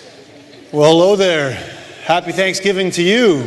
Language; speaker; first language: English; native; English